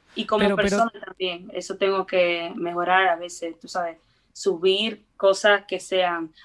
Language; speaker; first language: Spanish; early bilingual, heritage; Spanish